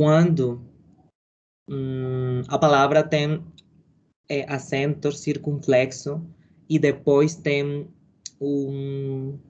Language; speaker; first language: Portuguese; non-native, learner; Spanish